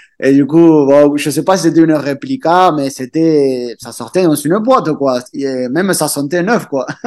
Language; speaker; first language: French; non-native, fluent; Spanish